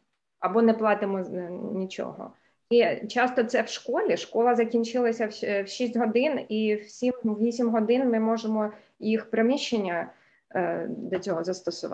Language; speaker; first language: Ukrainian; non-native, local second language; Russian